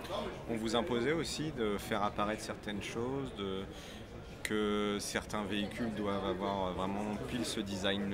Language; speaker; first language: French; native; French